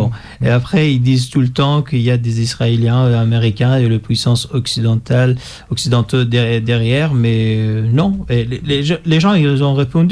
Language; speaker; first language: French; non-native, fluent; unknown